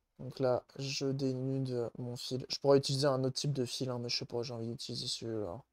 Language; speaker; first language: French; native; French